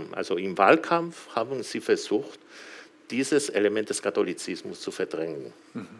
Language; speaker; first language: German; non-native, fluent; Galician